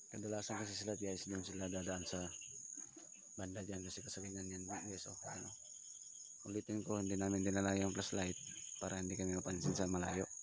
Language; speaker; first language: Filipino; non-native, local second language; Cebuano